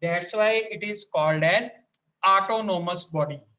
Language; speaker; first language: English; non-native, local second language; Punjabi